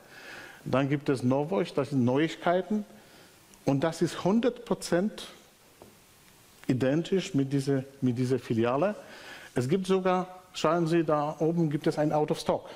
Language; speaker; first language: German; non-native, fluent; Polish